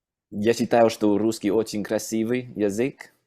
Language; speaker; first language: Russian; non-native, learner; English